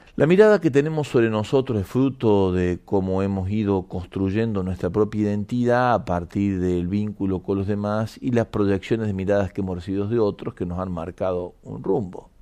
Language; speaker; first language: Spanish; native; Spanish